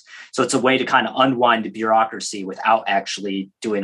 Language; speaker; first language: English; native; English